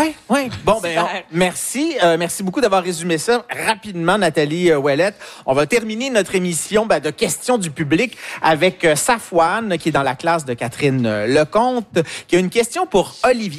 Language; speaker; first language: French; native; French